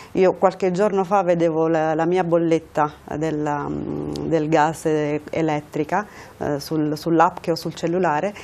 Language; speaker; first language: Italian; early bilingual, other home language; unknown